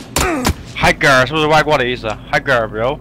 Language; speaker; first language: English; non-native, learner; Chinese